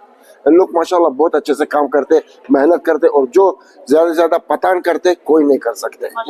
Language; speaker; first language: Hindi; non-native, learner; Arabic